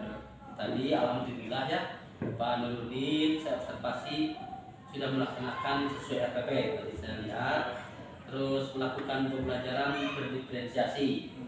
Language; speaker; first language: Indonesian; native; Indonesian